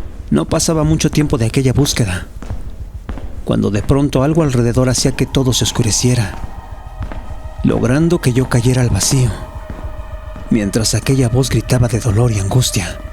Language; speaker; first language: Spanish; native; Spanish